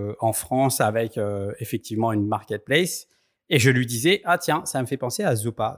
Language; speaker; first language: French; native; French